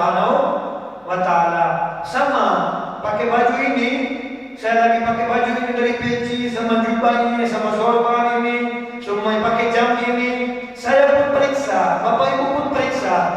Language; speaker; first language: Indonesian; non-native, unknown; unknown